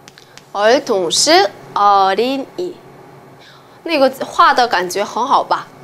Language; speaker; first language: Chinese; non-native, fluent; Korean